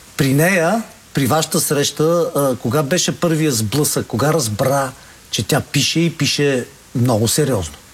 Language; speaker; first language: Bulgarian; native; Bulgarian